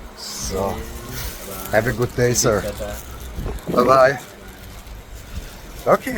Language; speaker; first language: English; non-native, learner; German